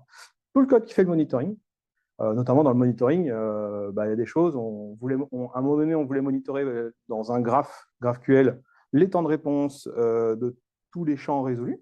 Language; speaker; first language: French; native; French